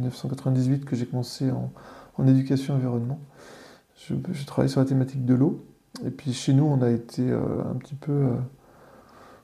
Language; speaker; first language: French; native; French